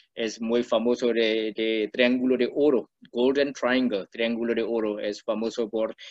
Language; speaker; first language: Spanish; non-native, learner; Burmese